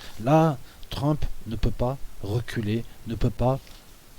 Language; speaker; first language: French; native; French